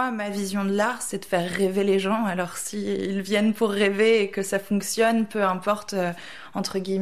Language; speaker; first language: French; native; French